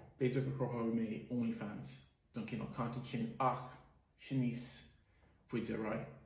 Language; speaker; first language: Irish; native; Irish